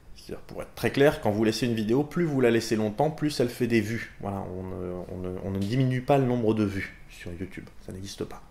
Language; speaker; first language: French; native; French